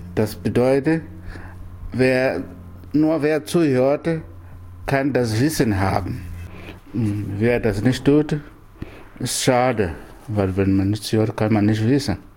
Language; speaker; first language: German; non-native, fluent; Portuguese